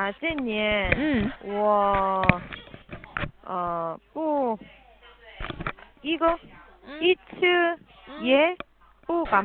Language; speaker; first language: Chinese; non-native, learner; Korean